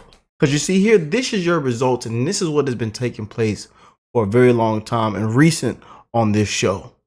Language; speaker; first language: English; native; English